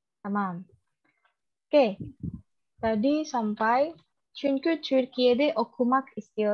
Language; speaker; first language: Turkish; non-native, fluent; Indonesian